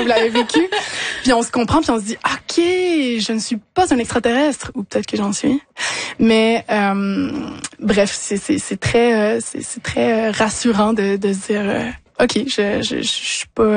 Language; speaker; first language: French; native; French